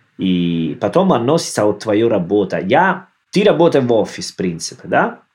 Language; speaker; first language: Russian; non-native, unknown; Italian